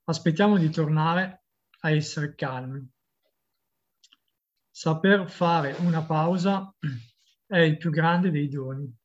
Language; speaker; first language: Italian; native; Italian